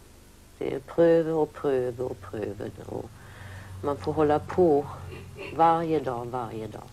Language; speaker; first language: Swedish; early bilingual, other home language; German